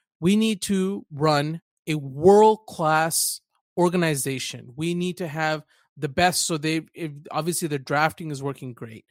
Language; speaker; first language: English; early bilingual, other home language; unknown